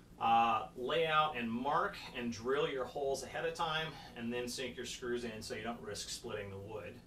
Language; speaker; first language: English; native; English